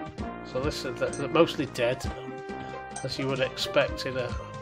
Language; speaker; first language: English; native; English